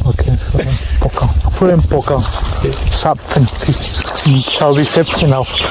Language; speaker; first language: German; non-native, learner; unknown